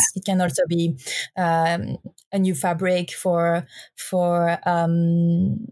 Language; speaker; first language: English; non-native, fluent; French